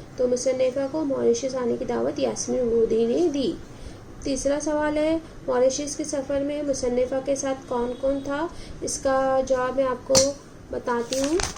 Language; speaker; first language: Urdu; native; Urdu